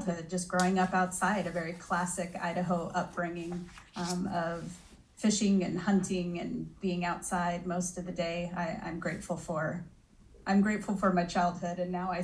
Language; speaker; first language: English; native; English